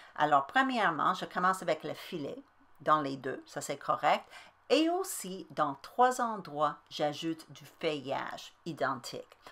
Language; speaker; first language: French; native; French